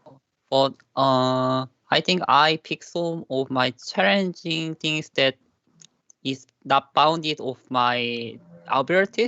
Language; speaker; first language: English; non-native, learner; Korean